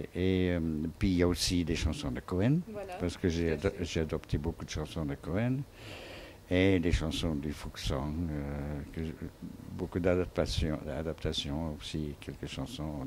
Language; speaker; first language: French; non-native, fluent; English